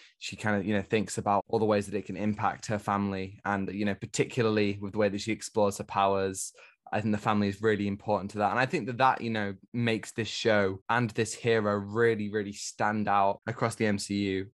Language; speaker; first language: English; native; English